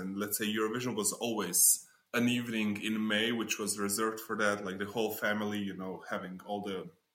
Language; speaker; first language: English; non-native, fluent; Slovenian